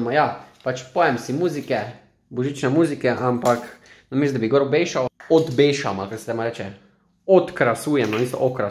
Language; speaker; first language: Slovenian; native; Slovenian